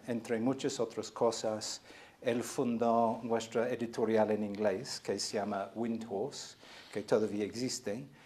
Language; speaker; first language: Spanish; non-native, fluent; English